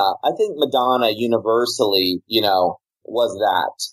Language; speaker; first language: English; native; English